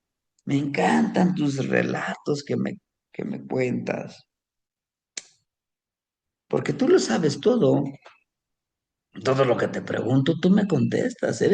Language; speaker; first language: Spanish; native; Spanish